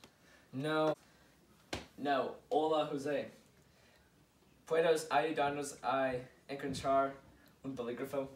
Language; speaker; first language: Spanish; non-native, learner; English